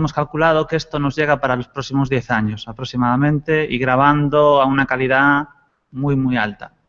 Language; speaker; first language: Spanish; native; Spanish